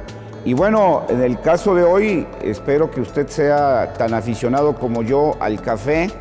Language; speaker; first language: Spanish; native; Spanish